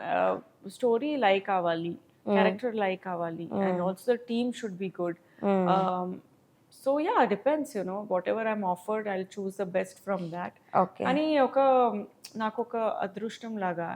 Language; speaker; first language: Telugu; non-native, local second language; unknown